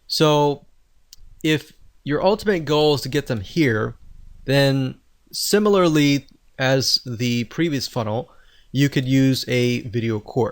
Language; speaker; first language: English; native; English